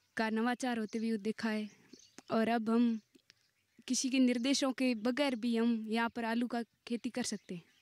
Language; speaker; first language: Hindi; native; Hindi